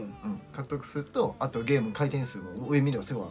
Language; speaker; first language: Japanese; native; Japanese